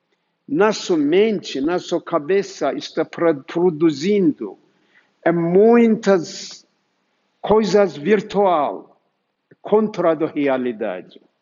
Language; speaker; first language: Portuguese; non-native, fluent; Turkish